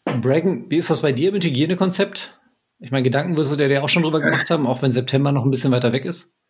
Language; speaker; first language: German; native; German